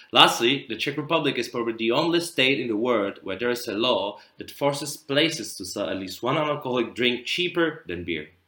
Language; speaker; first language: English; non-native, fluent; Czech